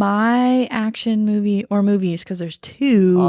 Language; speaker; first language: English; native; English